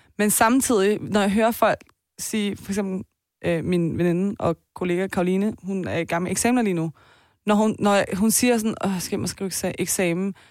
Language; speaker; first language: Danish; early bilingual, other home language; Persian